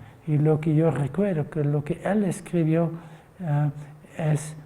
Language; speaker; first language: Spanish; non-native, fluent; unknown